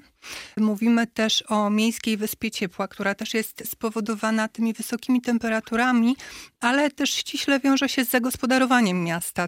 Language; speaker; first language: Polish; native; Polish